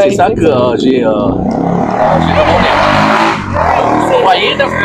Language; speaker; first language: French; non-native, learner; Indonesian